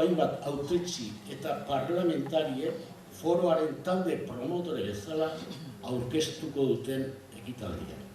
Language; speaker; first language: Basque; native; Basque